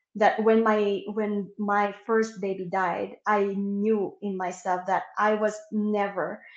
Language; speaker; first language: English; non-native, local second language; Filipino